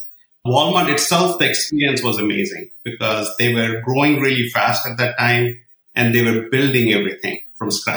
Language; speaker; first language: English; non-native, local second language; Kashmiri